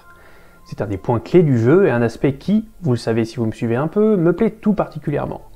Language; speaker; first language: French; native; French